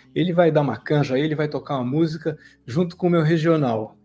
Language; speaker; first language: Portuguese; native; Portuguese